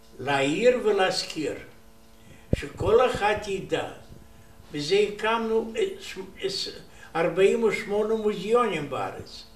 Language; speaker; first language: Hebrew; non-native, learner; Romanian